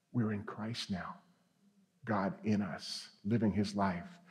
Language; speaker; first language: English; native; English